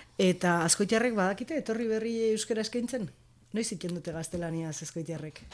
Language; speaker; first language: Basque; native; Basque